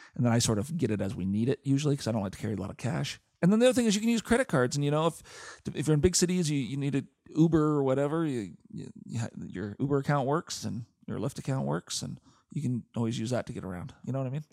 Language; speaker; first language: English; native; English